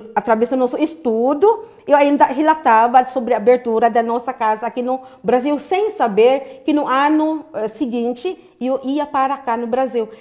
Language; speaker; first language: Portuguese; non-native, fluent; Filipino